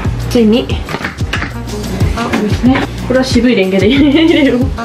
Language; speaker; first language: Japanese; native; Japanese